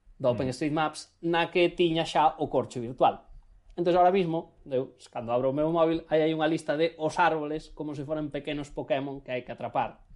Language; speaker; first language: Galician; non-native, local second language; Spanish